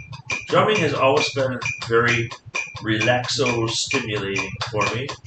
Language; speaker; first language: English; native; English